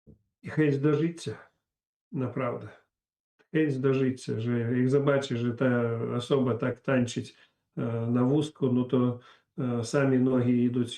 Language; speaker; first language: Polish; non-native, learner; Belarusian